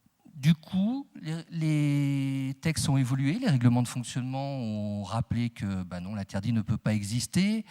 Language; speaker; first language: French; native; French